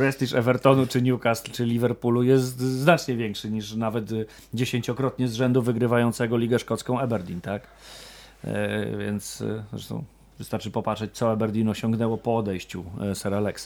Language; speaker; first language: Polish; native; Polish